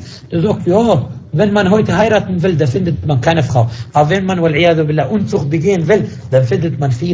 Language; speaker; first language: German; non-native, fluent; Arabic